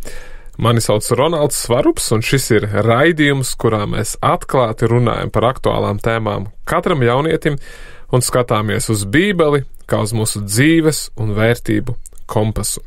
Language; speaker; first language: Latvian; native; Latvian